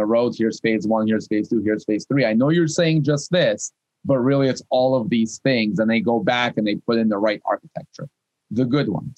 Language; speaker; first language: English; non-native, fluent; Russian